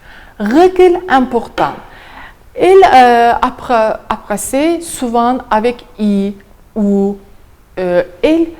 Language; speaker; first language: French; non-native, fluent; Azerbaijani